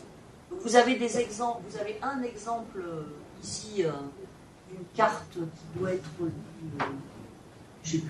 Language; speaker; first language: French; native; French